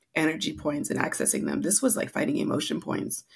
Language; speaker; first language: English; native; English